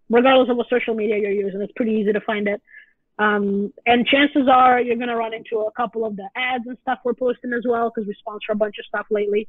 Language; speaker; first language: English; non-native, fluent; Italian